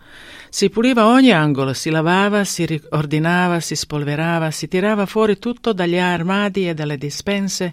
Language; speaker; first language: Italian; non-native, fluent; Bosnian